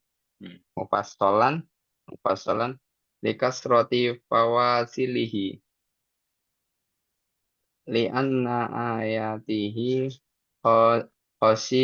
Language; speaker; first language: Arabic; non-native, learner; Indonesian